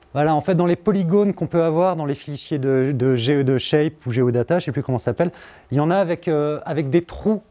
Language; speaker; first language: French; native; French